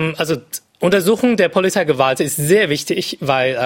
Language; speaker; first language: German; non-native, fluent; Cantonese